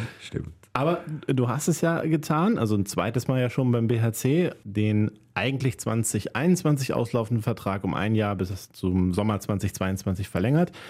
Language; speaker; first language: German; native; German